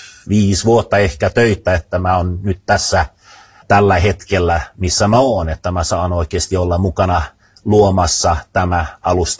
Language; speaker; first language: Finnish; early bilingual, other home language; Swedish